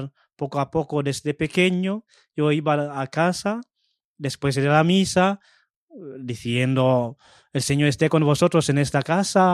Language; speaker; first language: Spanish; non-native, fluent; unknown